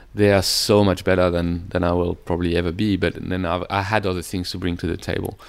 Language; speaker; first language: English; non-native, fluent; French